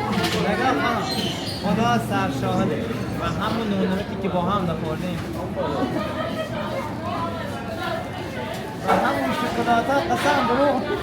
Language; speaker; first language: Persian; native; Persian